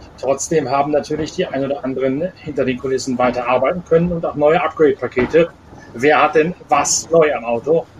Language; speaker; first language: German; native; German